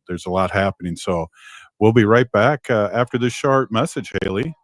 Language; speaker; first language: English; native; English